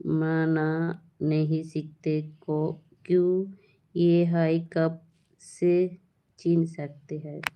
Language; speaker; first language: Hindi; non-native, learner; Bangla